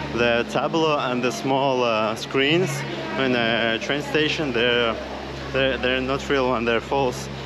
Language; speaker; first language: English; non-native, fluent; Russian